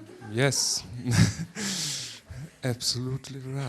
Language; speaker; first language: English; non-native, learner; German